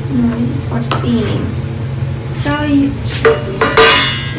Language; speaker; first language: English; non-native, learner; Indonesian